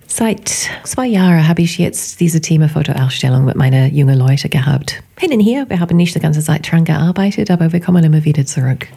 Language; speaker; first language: German; non-native, fluent; English